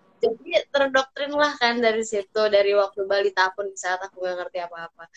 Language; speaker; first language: Indonesian; native; Indonesian